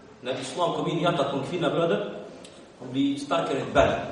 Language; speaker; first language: Swedish; early bilingual, other home language; Arabic